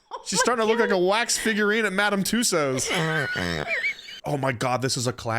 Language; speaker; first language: English; native; English